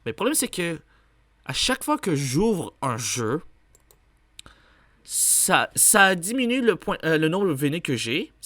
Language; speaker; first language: French; native; French